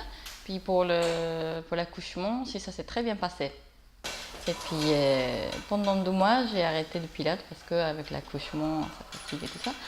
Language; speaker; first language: French; non-native, learner; Japanese